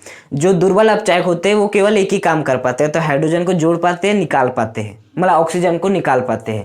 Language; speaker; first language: Hindi; native; Hindi